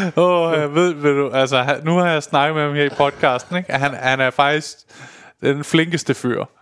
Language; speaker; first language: Danish; early bilingual, other home language; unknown